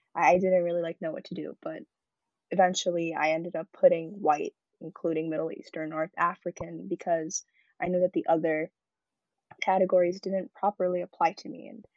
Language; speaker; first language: English; early bilingual, other home language; Arabic